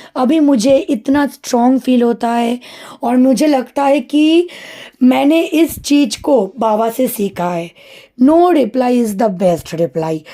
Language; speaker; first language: Hindi; non-native, local second language; Bangla